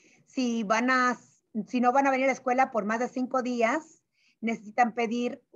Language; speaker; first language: Spanish; early bilingual, heritage; Spanish